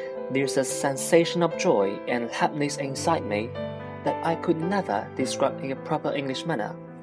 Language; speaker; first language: English; non-native, fluent; Chinese